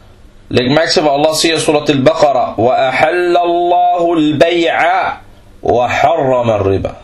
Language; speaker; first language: Danish; non-native, fluent; Arabic